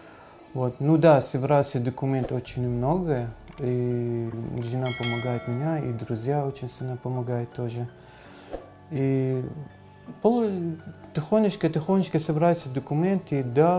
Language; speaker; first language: Russian; non-native, learner; Arabic